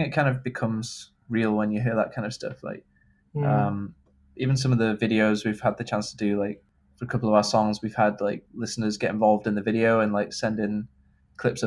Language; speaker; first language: English; native; English